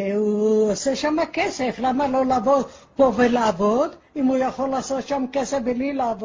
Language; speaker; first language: Hebrew; non-native, fluent; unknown